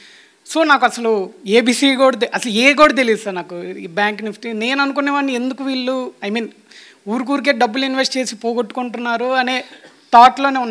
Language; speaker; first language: Telugu; native; Telugu